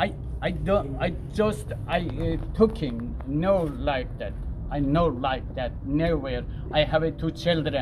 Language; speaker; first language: English; non-native, learner; Persian